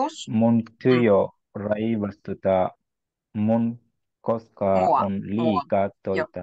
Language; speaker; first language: Finnish; non-native, learner; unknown